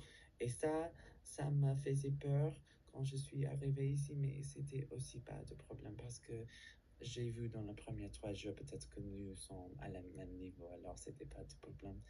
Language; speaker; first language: French; non-native, learner; English